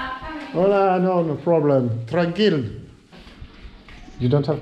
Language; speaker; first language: English; non-native, learner; French